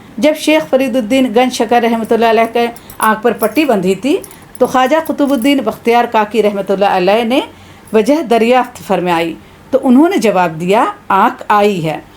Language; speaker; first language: Urdu; native; Urdu